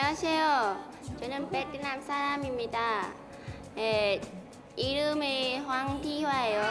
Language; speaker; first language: Korean; non-native, learner; Vietnamese